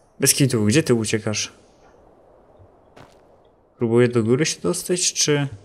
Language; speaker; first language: Polish; native; Polish